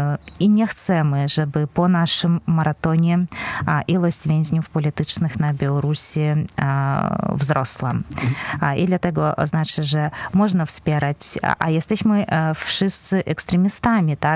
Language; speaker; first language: Polish; non-native, fluent; Belarusian